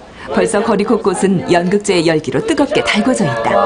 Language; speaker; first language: Korean; native; Korean